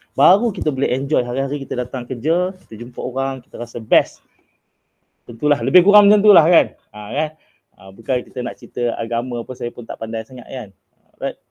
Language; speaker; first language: Malay; native; Malay